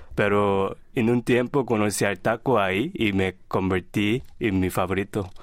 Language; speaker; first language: Spanish; non-native, fluent; Korean